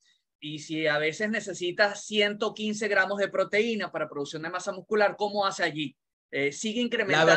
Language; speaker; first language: Spanish; native; Spanish